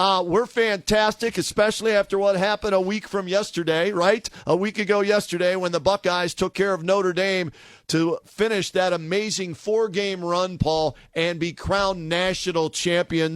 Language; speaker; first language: English; native; English